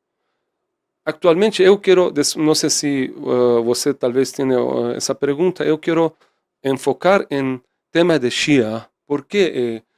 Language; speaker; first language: Portuguese; non-native, fluent; Persian